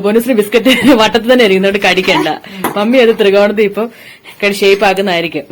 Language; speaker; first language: Malayalam; native; Malayalam